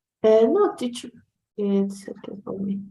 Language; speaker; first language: English; non-native, learner; Spanish